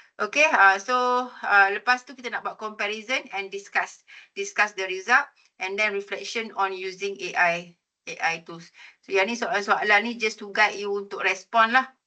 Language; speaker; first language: Malay; native; Malay